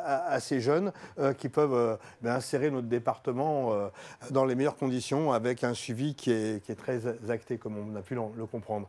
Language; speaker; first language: French; native; French